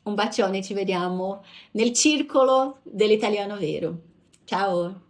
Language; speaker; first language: Italian; non-native, fluent; Portuguese